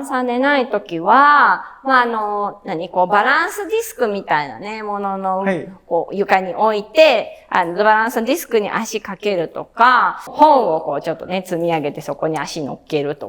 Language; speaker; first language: Japanese; native; Japanese